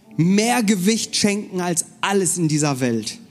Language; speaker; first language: German; non-native, fluent; Korean